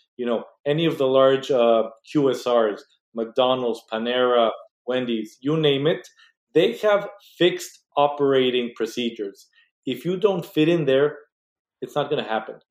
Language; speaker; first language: English; non-native, fluent; Spanish